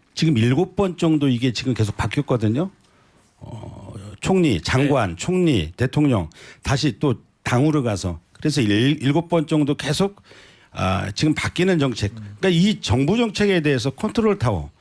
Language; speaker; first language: Korean; native; Korean